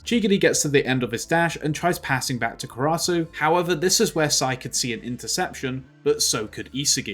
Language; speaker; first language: English; native; English